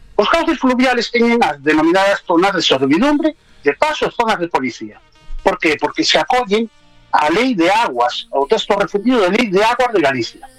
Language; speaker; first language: Galician; native; Galician